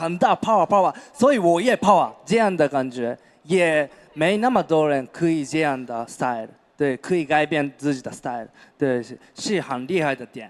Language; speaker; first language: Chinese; non-native, fluent; Japanese